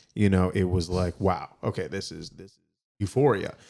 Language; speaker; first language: English; native; English